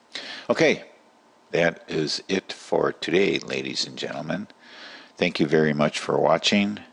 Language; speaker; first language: English; native; English